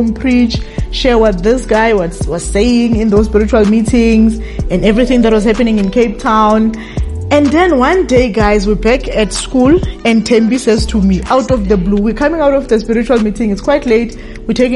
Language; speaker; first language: English; non-native, local second language; Tsonga